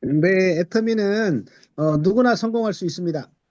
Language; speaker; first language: Korean; native; Korean